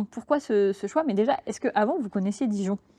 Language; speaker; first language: French; native; French